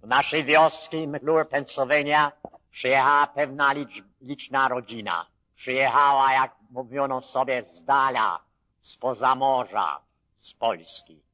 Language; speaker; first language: Polish; early bilingual, heritage; Polish